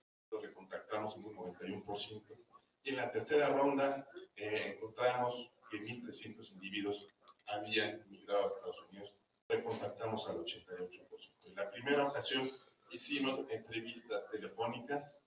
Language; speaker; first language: Spanish; native; Spanish